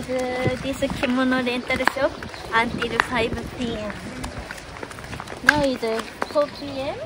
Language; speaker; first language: English; non-native, learner; Japanese